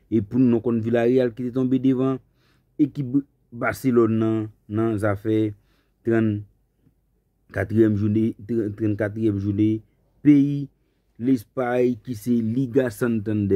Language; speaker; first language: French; non-native, learner; Haitian Creole